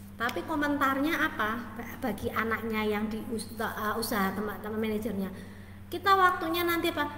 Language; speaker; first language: Indonesian; native; Indonesian